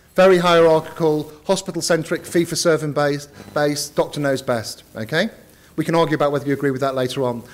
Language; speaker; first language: English; native; English